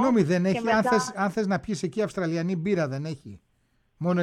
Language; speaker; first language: Greek; native; Greek